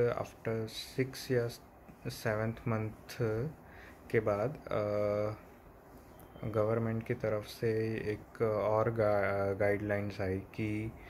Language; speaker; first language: Hindi; non-native, local second language; Gujarati